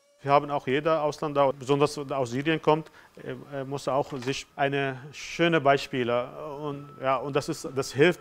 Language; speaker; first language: German; non-native, fluent; Arabic